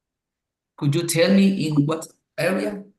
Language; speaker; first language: English; non-native, learner; Spanish